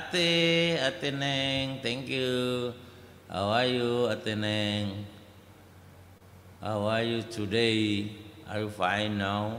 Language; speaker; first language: English; non-native, learner; Indonesian